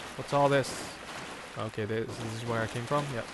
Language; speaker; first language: English; non-native, local second language; Cantonese